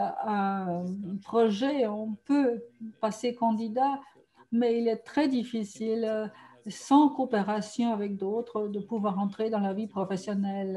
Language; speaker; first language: French; non-native, fluent; German